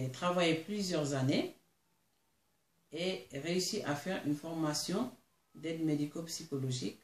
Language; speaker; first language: French; non-native, local second language; Mandingo